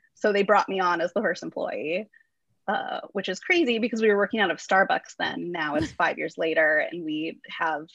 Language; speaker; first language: English; native; English